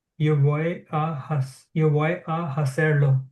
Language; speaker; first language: Spanish; non-native, learner; English